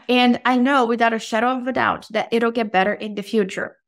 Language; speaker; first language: English; non-native, fluent; Portuguese